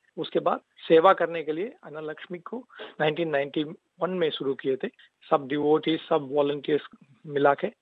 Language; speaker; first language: Hindi; non-native, local second language; Tamil